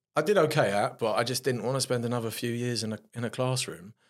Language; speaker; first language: English; native; English